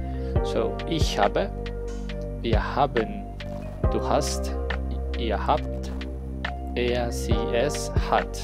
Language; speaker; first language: German; non-native, learner; Spanish